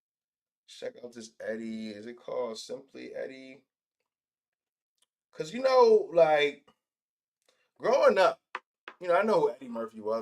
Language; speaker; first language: English; native; English